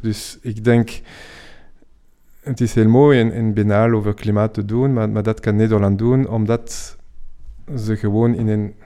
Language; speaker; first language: Dutch; non-native, fluent; French